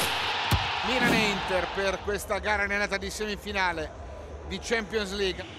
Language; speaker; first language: Italian; native; Italian